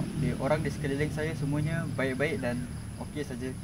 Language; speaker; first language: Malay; non-native, local second language; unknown